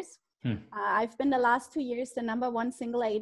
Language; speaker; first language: English; non-native, fluent; German